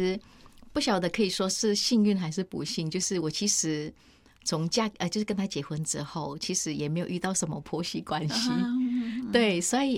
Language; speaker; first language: Chinese; non-native, fluent; Indonesian